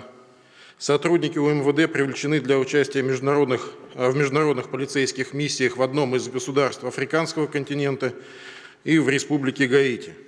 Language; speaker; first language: Russian; native; Russian